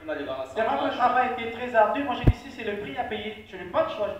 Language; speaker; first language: French; non-native, local second language; Lingala